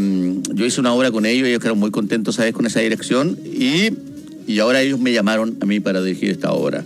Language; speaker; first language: Spanish; native; Spanish